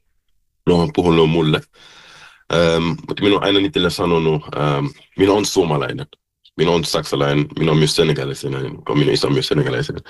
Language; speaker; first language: Finnish; early bilingual, heritage; German